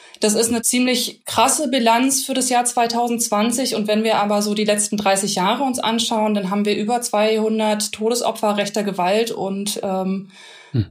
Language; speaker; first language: German; native; German